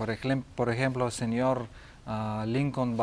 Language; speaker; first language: Spanish; non-native, learner; Lithuanian